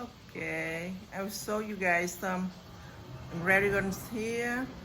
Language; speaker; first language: English; non-native, learner; Vietnamese